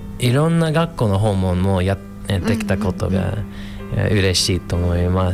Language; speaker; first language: Japanese; non-native, fluent; English